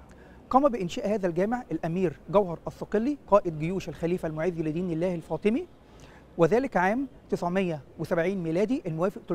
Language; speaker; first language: Arabic; native; Arabic